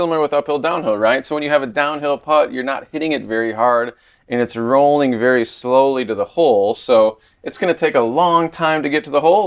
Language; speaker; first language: English; native; English